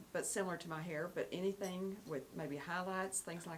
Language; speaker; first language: English; native; English